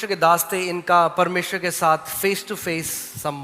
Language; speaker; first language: Hindi; native; Hindi